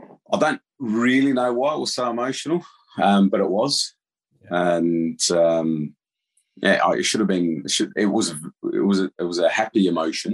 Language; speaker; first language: English; native; English